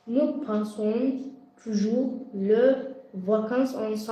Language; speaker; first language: French; non-native, learner; Azerbaijani